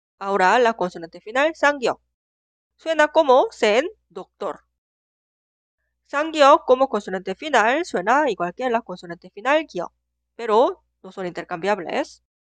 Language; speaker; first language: Spanish; non-native, fluent; Korean